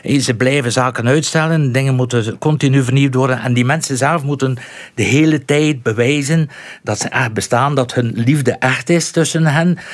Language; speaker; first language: Dutch; native; Dutch